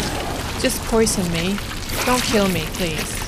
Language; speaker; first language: English; native; English